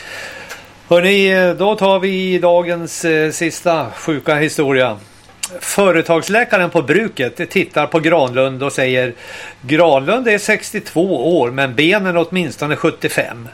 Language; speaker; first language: Swedish; native; Swedish